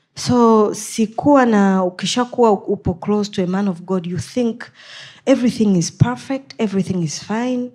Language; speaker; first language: English; non-native, local second language; Swahili